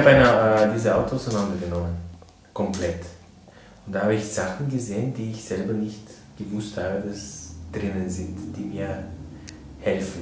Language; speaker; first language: German; non-native, fluent; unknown